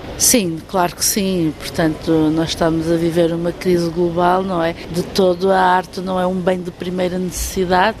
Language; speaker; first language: Portuguese; native; Portuguese